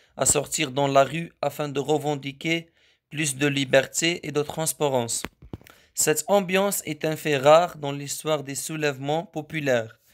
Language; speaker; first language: French; non-native, local second language; Arabic